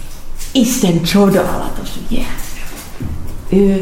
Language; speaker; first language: Hungarian; non-native, learner; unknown